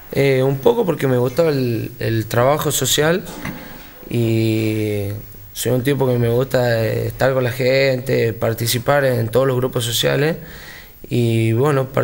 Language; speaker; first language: Spanish; native; Spanish